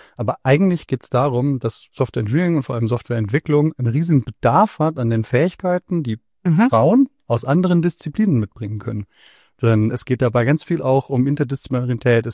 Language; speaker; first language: German; native; German